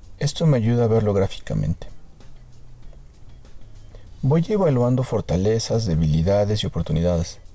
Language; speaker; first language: Spanish; native; Spanish